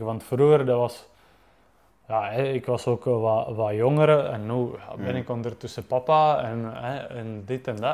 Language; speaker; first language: Dutch; non-native, fluent; Czech